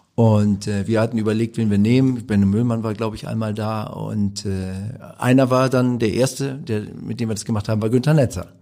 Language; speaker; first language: German; native; German